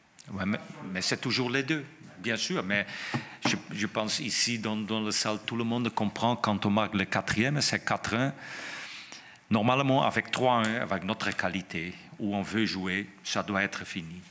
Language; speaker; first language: French; non-native, fluent; Dutch